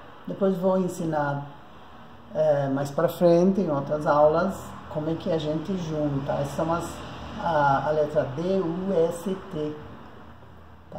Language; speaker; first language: Portuguese; non-native, fluent; Persian